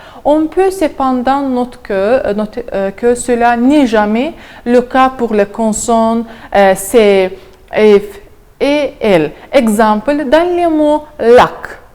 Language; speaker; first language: French; non-native, fluent; Azerbaijani